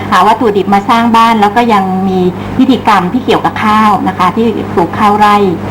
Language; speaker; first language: Thai; native; Thai